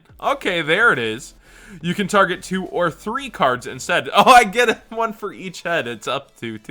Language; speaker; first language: English; native; English